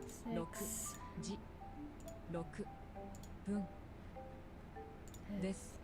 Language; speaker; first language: Japanese; non-native, learner; English